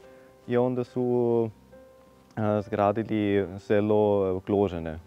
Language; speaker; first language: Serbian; non-native, fluent; German